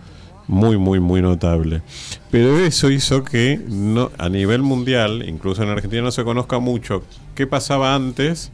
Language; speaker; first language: Spanish; native; Spanish